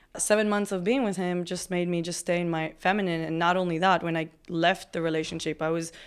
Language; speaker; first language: English; non-native, fluent; Hebrew